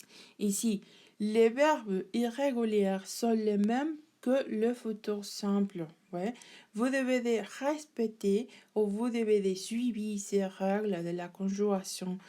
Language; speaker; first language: French; non-native, learner; Spanish